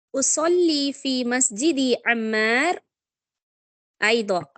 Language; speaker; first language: Arabic; non-native, learner; Tamil